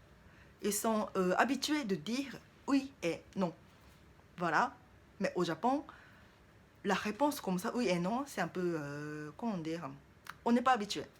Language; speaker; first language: French; non-native, learner; Japanese